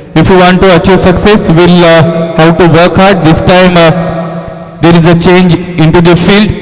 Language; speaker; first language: English; non-native, local second language; Marathi